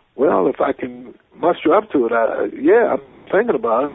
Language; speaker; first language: English; native; English